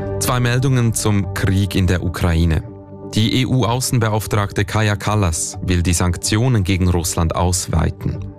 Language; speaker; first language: German; native; German